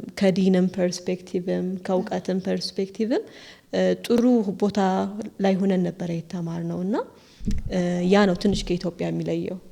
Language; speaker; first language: Amharic; early bilingual, heritage; Amharic